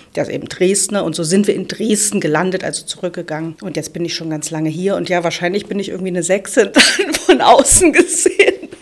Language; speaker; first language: German; native; German